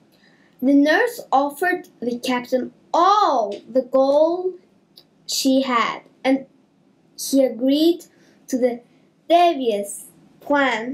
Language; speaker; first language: English; native; English